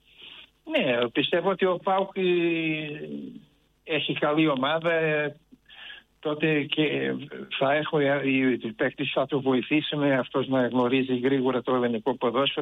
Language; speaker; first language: Greek; non-native, fluent; Portuguese